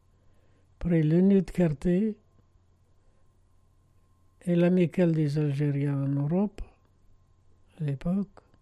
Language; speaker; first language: French; non-native, fluent; Arabic